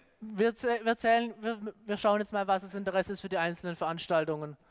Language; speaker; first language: German; native; German